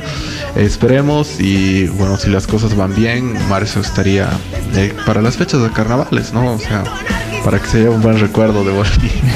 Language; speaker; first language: Spanish; native; Spanish